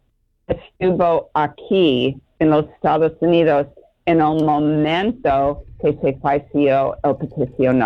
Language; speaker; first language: Spanish; non-native, fluent; English